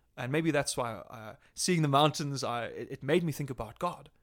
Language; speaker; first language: English; native; English